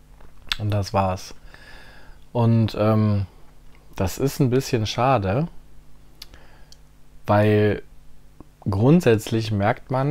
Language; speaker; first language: German; native; German